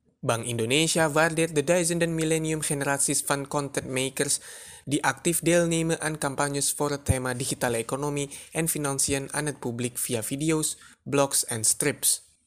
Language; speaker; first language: Dutch; non-native, fluent; Indonesian